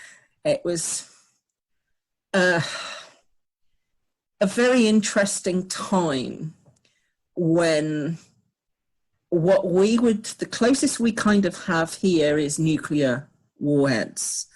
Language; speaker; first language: English; native; English